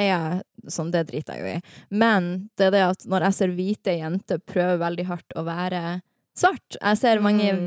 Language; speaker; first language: Norwegian; native; Norwegian